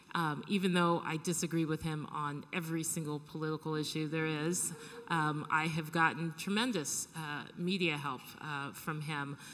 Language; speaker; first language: English; native; English